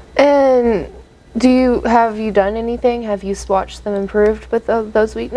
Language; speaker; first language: English; native; English